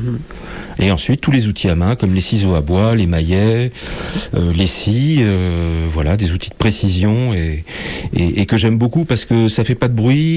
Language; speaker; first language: French; native; French